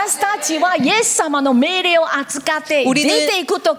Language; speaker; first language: Japanese; non-native, learner; Korean